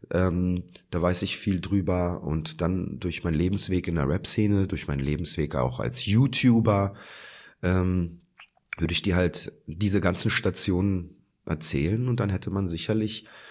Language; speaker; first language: German; native; German